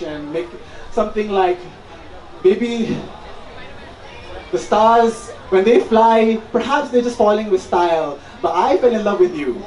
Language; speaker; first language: English; non-native, local second language; Malay